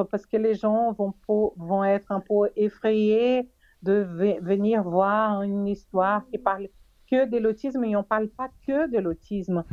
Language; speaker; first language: French; non-native, fluent; Portuguese